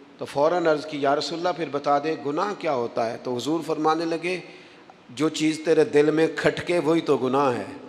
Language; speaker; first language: Urdu; non-native, local second language; Punjabi